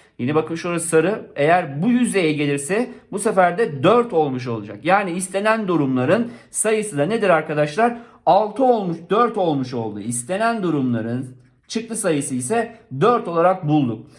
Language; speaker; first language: Turkish; native; Turkish